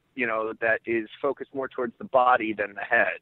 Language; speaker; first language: English; native; English